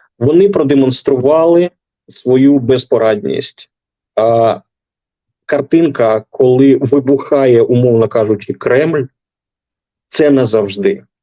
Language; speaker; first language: Ukrainian; non-native, local second language; Russian